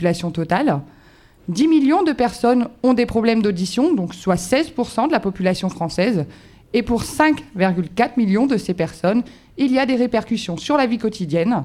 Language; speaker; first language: French; native; French